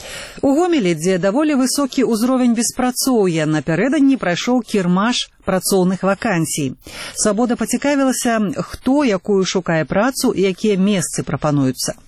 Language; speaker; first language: Belarusian; native; Belarusian